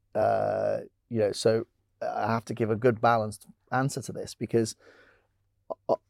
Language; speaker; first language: English; native; English